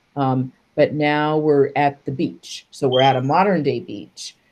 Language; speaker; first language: English; native; English